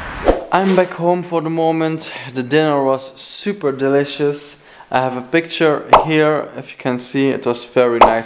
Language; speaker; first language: English; non-native, fluent; Dutch